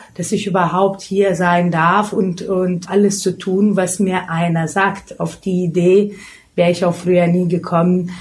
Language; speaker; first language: German; non-native, fluent; Lithuanian